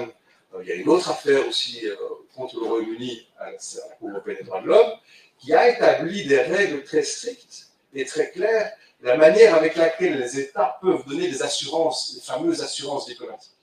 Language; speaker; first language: French; native; French